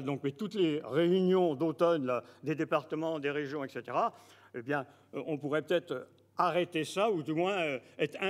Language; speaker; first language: French; native; French